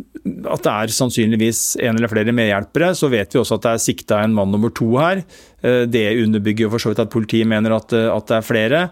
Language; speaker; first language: Norwegian; native; Norwegian